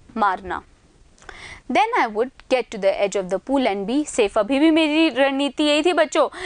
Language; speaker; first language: Hindi; native; Hindi